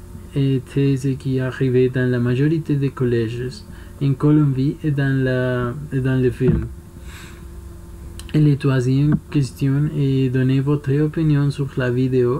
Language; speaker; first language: French; non-native, learner; Spanish